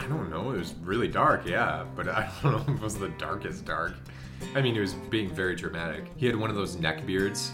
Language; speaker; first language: English; native; English